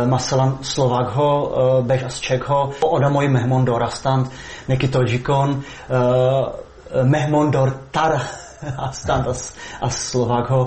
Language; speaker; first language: Tajik; non-native, fluent; Czech